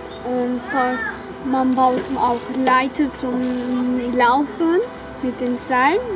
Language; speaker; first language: German; early bilingual, other home language; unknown